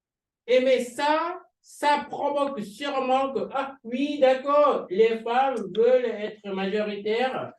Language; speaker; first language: French; non-native, fluent; Japanese